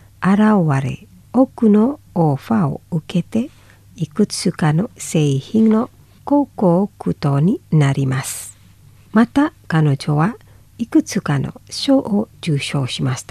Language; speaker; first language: Japanese; non-native, fluent; Indonesian